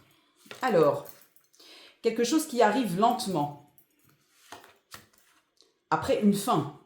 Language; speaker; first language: French; native; French